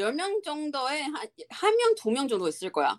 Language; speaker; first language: Korean; non-native, fluent; Chinese